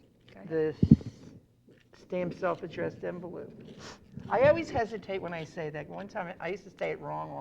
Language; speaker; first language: English; native; English